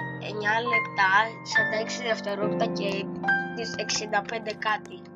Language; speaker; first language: Greek; early bilingual, heritage; Greek